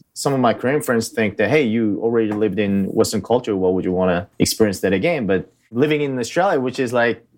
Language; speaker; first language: English; early bilingual, other home language; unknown